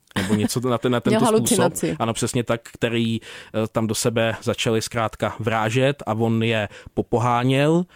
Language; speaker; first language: Czech; native; Czech